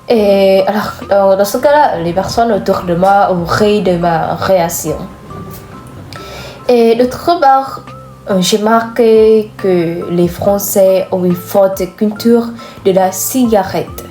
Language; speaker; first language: French; non-native, fluent; Vietnamese